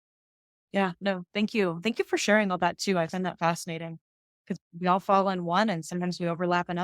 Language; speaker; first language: English; native; English